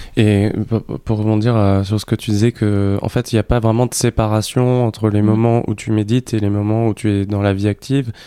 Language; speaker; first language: French; native; French